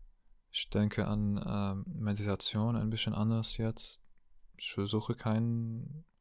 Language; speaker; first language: German; non-native, learner; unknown